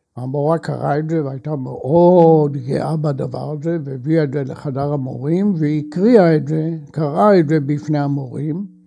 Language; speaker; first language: Hebrew; native; Hebrew